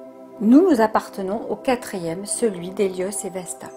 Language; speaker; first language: French; native; French